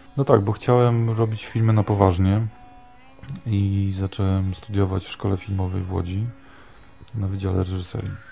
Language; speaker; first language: Polish; native; Polish